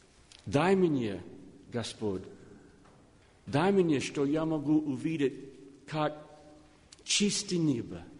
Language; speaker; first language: Russian; non-native, learner; English